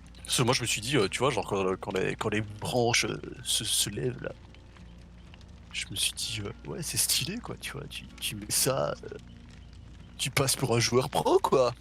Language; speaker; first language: French; native; French